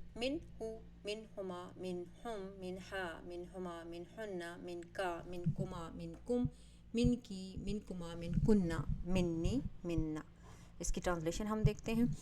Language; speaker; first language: Urdu; native; Urdu